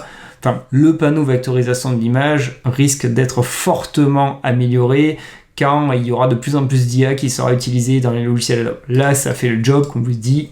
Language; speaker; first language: French; native; French